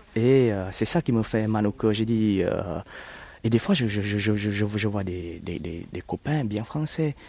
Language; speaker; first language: French; early bilingual, other home language; Vietnamese